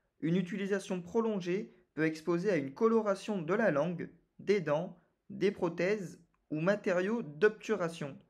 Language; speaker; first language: French; native; French